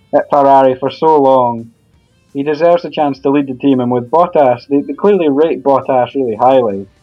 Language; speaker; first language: English; native; English